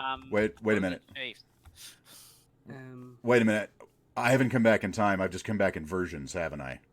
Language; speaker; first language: English; native; English